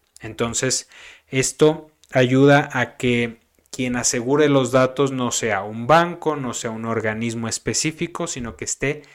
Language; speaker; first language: Spanish; native; Spanish